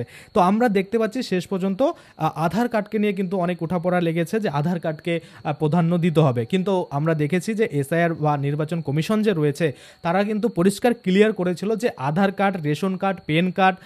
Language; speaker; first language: Bangla; native; Bangla